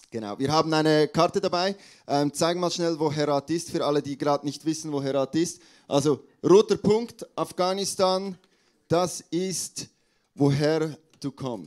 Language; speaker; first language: German; native; German